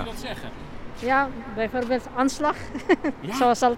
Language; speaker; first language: Dutch; non-native, learner; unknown